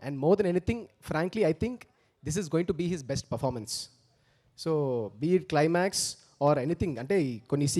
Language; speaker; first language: Telugu; early bilingual, heritage; Telugu